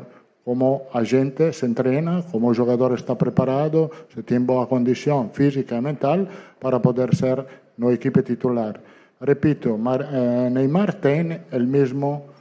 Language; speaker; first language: Portuguese; non-native, fluent; Italian